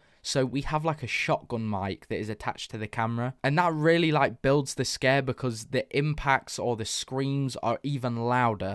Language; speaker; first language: English; native; English